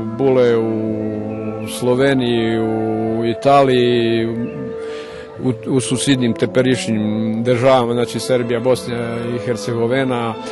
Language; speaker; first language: Ukrainian; early bilingual, heritage; Ukrainian